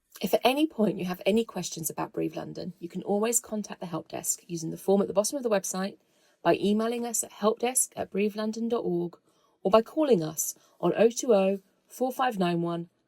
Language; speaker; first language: English; native; English